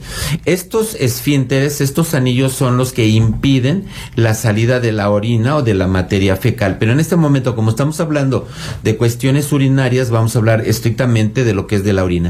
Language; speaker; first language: Spanish; native; Spanish